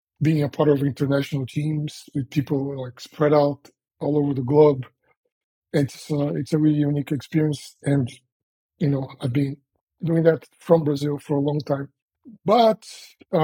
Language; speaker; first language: English; non-native, fluent; Portuguese